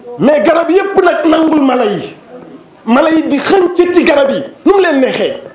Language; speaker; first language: Wolof; native; Wolof